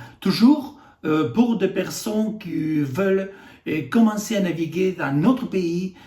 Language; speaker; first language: French; non-native, fluent; Spanish